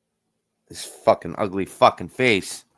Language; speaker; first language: English; native; English